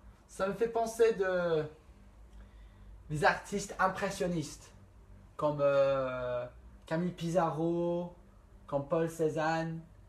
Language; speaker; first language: French; non-native, fluent; English